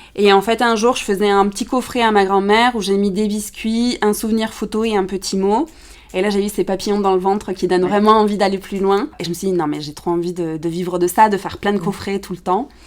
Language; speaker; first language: French; early bilingual, other home language; Spanish